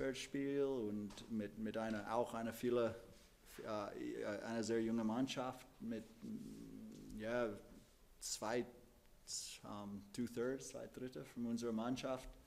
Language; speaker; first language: German; non-native, learner; English